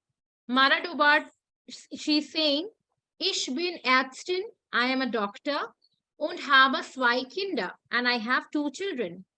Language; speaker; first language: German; non-native, fluent; Hindi